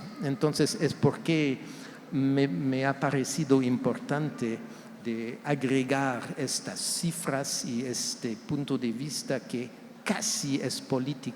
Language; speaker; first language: Spanish; non-native, fluent; French